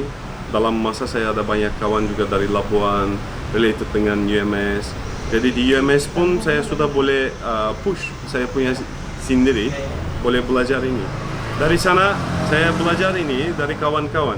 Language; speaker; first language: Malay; non-native, fluent; Turkish